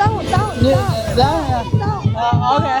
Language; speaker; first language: Chinese; non-native, learner; Amharic